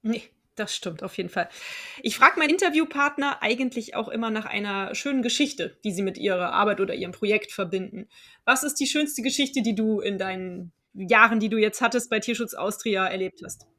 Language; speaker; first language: German; native; German